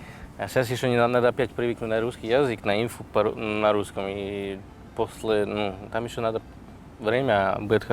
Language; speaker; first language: Russian; non-native, fluent; Slovak